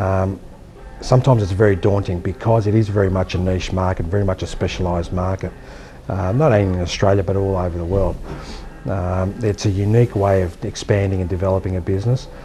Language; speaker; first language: English; native; English